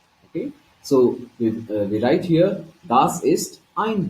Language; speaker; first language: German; non-native, learner; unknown